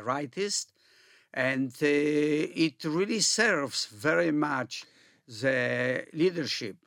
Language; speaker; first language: English; early bilingual, other home language; Polish